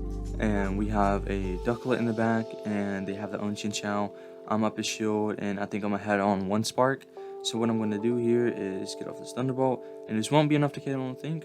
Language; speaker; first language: English; native; English